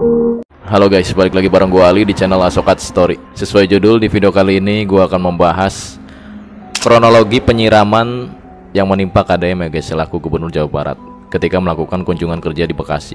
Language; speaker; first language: Indonesian; native; Indonesian